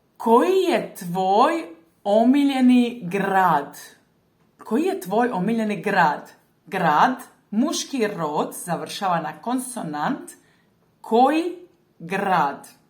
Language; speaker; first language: Croatian; native; Croatian